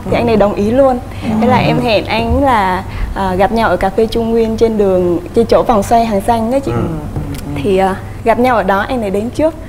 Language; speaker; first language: Vietnamese; native; Vietnamese